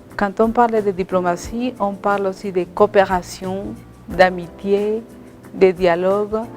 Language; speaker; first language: French; non-native, fluent; Spanish